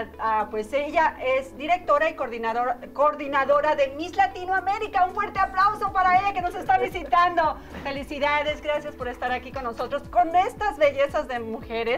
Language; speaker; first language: Spanish; native; Spanish